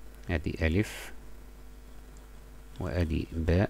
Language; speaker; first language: Arabic; native; Arabic